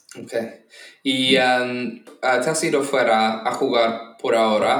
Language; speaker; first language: Spanish; non-native, fluent; English